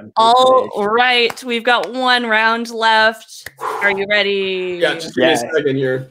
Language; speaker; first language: English; native; English